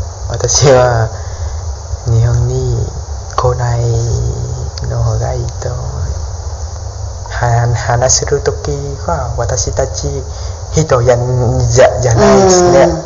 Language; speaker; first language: Japanese; non-native, learner; Vietnamese